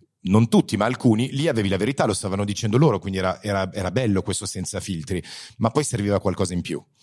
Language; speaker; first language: Italian; early bilingual, heritage; Italian